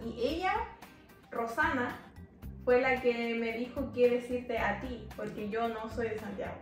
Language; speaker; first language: Spanish; native; Spanish